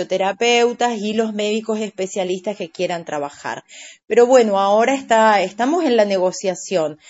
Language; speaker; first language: Spanish; native; Spanish